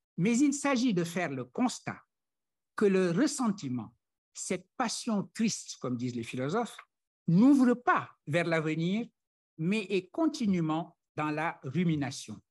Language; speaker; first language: French; non-native, local second language; Wolof